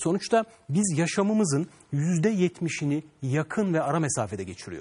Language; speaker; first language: Turkish; native; Turkish